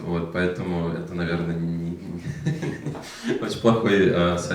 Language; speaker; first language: Russian; native; Russian